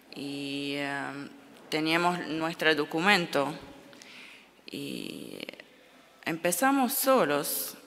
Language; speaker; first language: Spanish; non-native, learner; Arabic